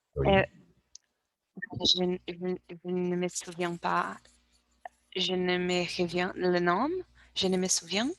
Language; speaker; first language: French; non-native, learner; Portuguese